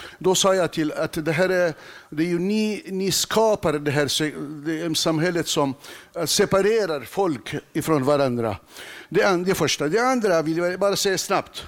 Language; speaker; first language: Swedish; non-native, fluent; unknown